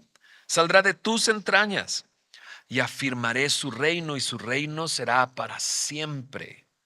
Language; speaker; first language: Spanish; native; Spanish